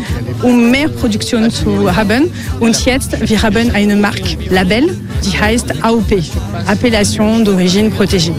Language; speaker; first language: German; non-native, learner; French